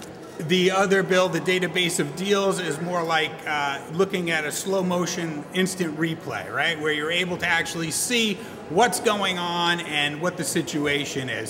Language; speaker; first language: English; native; English